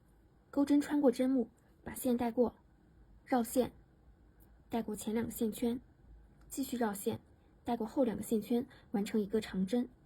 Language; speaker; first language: Chinese; native; Chinese